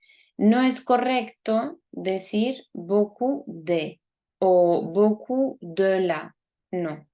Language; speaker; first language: Spanish; non-native, fluent; French